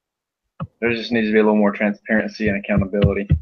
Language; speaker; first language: English; native; English